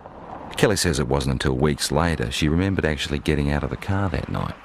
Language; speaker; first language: English; native; English